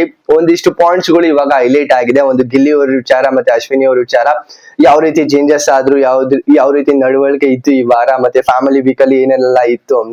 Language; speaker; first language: Kannada; native; Kannada